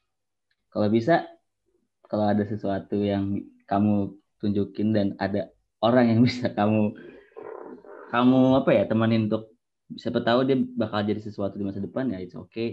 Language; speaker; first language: Indonesian; native; Indonesian